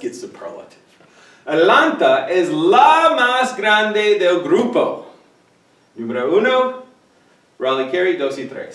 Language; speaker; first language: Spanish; non-native, fluent; English